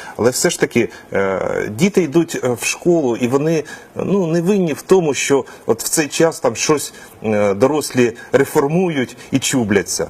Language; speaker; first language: Ukrainian; native; Ukrainian